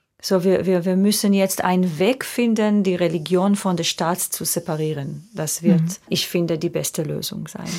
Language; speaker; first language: German; non-native, fluent; Hebrew